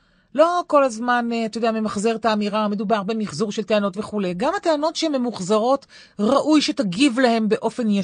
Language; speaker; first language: Hebrew; native; Hebrew